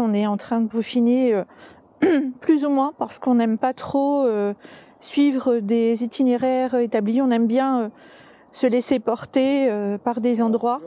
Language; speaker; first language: French; native; French